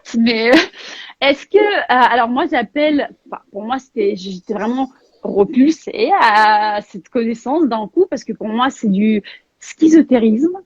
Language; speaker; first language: French; non-native, fluent; Russian